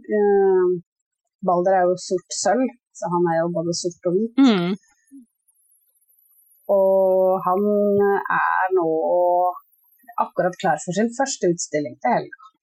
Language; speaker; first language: Norwegian; native; Norwegian